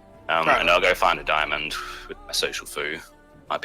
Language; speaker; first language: English; native; English